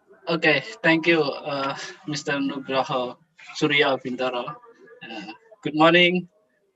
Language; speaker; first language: English; non-native, local second language; Indonesian